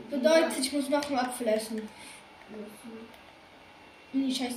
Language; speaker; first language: German; native; German